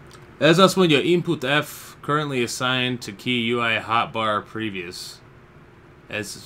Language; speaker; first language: Hungarian; early bilingual, heritage; Hungarian